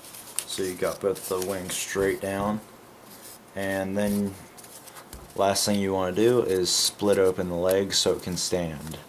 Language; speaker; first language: English; native; English